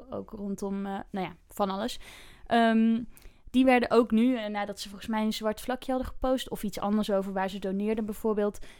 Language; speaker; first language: Dutch; native; Dutch